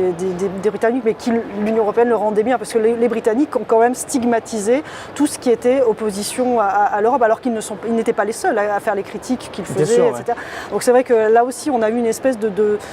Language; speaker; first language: French; native; French